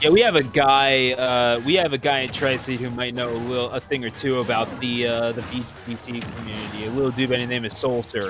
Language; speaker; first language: English; native; English